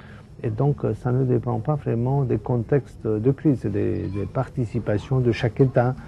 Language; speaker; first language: French; non-native, fluent; Romanian